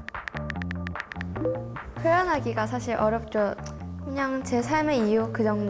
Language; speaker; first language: Korean; non-native, fluent; Japanese